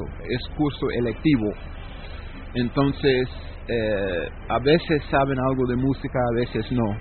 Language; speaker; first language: Spanish; non-native, fluent; English